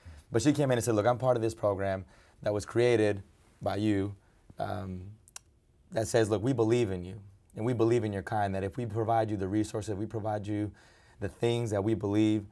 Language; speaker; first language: English; early bilingual, other home language; Spanish